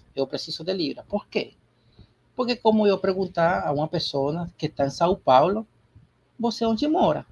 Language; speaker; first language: Portuguese; non-native, learner; Spanish